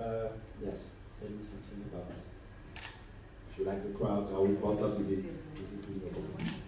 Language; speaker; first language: English; non-native, fluent; French